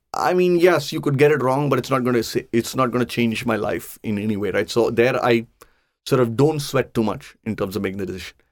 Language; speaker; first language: English; non-native, local second language; Tamil